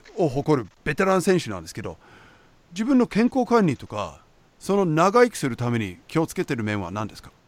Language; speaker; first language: Japanese; non-native, fluent; English